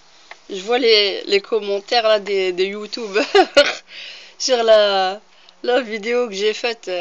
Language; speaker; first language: French; early bilingual, other home language; Arabic